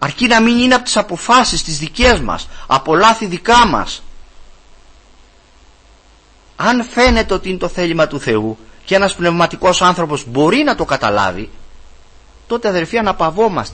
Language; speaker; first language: Greek; native; Greek